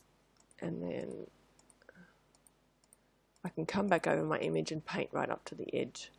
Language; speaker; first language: English; native; English